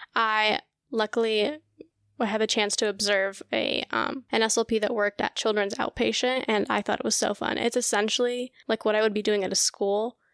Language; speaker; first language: English; early bilingual, other home language; Russian